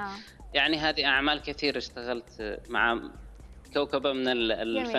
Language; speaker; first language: Arabic; native; Arabic